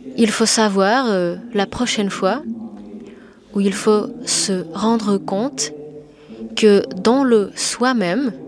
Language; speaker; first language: French; non-native, fluent; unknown